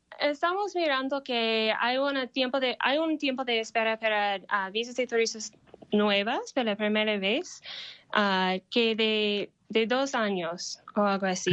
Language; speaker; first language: Spanish; non-native, learner; English